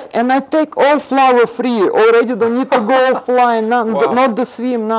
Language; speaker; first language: English; non-native, learner; Russian